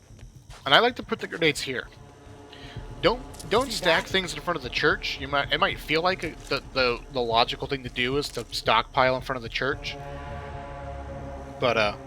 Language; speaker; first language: English; native; English